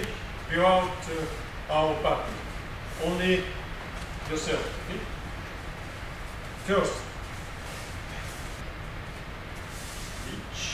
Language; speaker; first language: English; non-native, learner; Russian